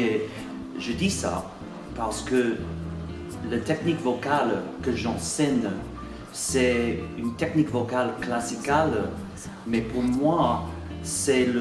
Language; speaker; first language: French; non-native, fluent; English